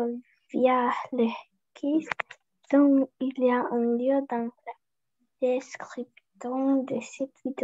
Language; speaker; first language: French; non-native, learner; Russian